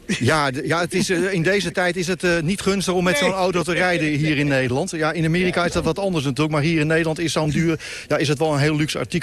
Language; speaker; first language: Dutch; native; Dutch